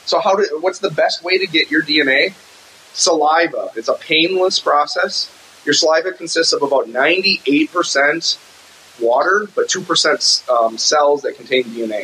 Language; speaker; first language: English; native; English